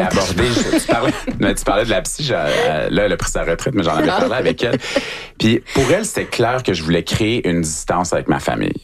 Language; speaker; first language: French; native; French